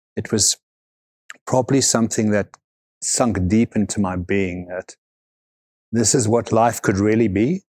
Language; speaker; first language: English; native; English